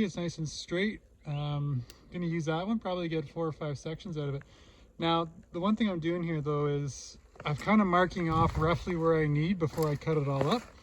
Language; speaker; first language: English; native; English